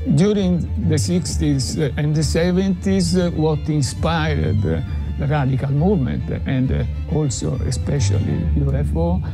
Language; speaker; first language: English; non-native, fluent; Italian